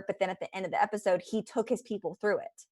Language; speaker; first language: English; native; English